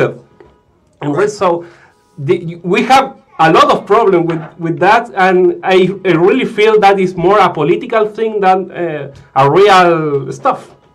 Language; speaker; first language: English; non-native, learner; Spanish